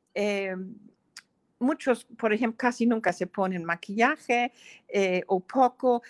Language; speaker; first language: Spanish; non-native, fluent; German